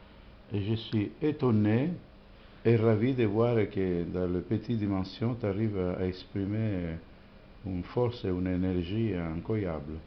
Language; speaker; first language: French; non-native, fluent; Italian